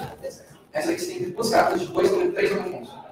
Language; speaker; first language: Portuguese; native; Portuguese